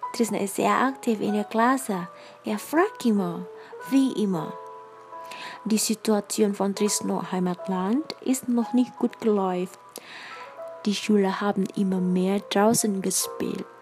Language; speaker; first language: German; non-native, fluent; Indonesian